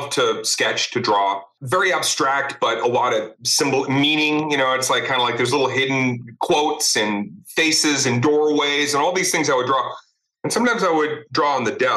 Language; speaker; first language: English; native; English